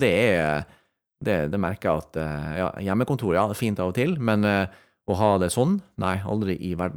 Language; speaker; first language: Norwegian; native; Norwegian